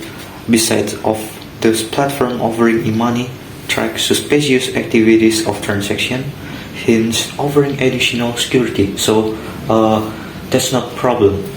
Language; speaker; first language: English; non-native, learner; Indonesian